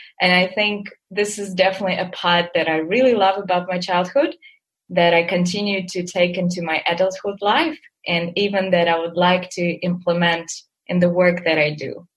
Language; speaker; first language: English; non-native, fluent; Russian